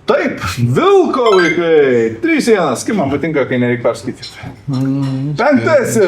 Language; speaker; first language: Lithuanian; native; Lithuanian